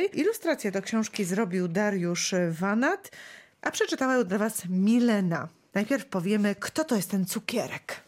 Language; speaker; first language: Polish; native; Polish